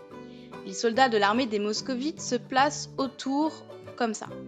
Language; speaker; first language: French; native; French